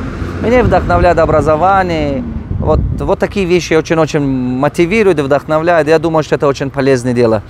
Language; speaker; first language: Russian; non-native, local second language; Tajik